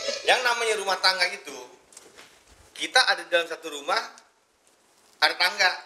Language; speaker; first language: Indonesian; native; Indonesian